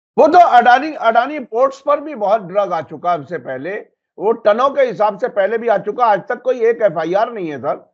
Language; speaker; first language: Hindi; native; Hindi